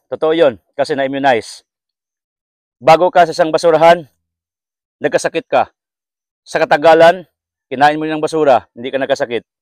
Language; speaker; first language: Filipino; non-native, local second language; Cebuano